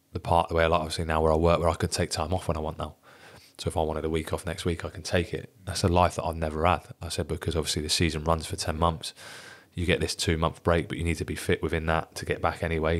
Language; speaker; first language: English; native; English